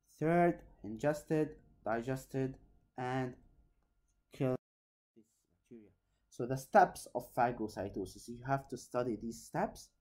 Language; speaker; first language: English; non-native, local second language; Arabic